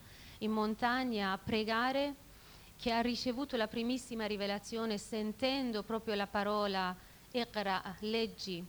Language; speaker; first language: Italian; non-native, fluent; Persian